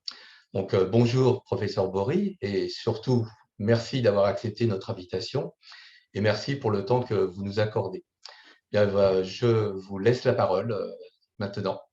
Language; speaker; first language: French; native; French